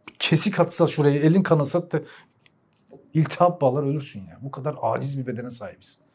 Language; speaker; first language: Turkish; early bilingual, heritage; Turkish